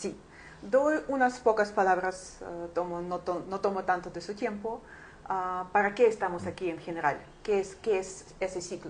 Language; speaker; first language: Spanish; non-native, fluent; Ukrainian